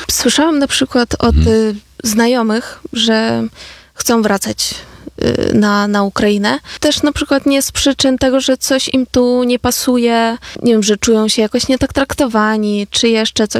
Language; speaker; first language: Polish; non-native, fluent; Ukrainian